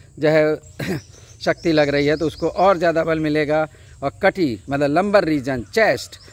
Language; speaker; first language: Hindi; native; Hindi